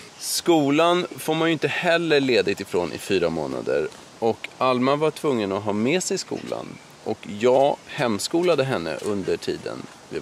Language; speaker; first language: Swedish; native; Swedish